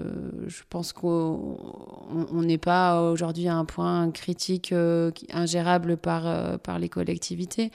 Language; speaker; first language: French; native; French